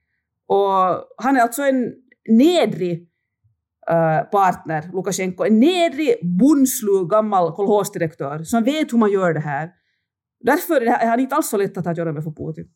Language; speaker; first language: Swedish; native; Swedish